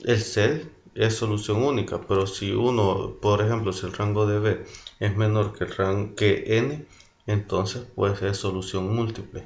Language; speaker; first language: Spanish; native; Spanish